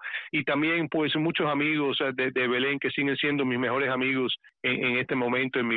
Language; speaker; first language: Spanish; early bilingual, heritage; Spanish